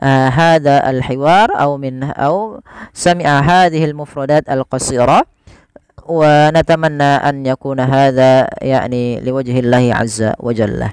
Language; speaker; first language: Arabic; non-native, fluent; Indonesian